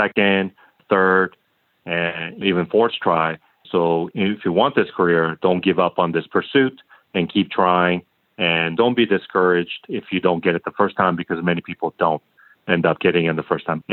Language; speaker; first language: English; non-native, fluent; Korean